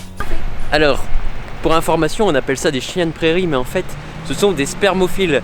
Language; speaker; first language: French; native; French